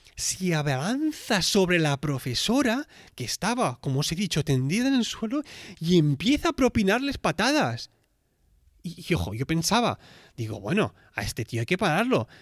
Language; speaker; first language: Spanish; native; Spanish